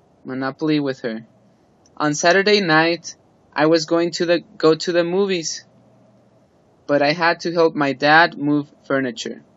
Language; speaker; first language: English; non-native, fluent; Spanish